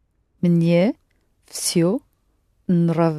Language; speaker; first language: Russian; non-native, learner; English